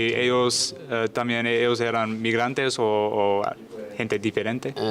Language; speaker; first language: Spanish; non-native, learner; English